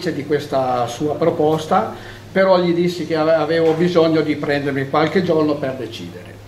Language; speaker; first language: Italian; native; Italian